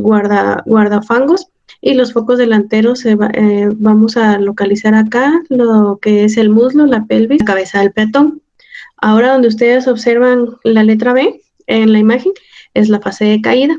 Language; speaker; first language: Spanish; native; Spanish